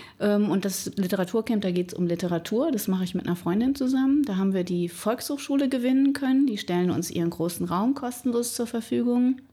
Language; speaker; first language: German; native; German